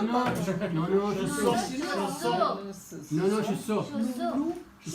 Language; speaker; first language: French; non-native, learner; Arabic